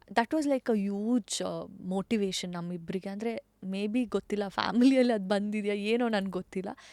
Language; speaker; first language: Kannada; non-native, local second language; Tulu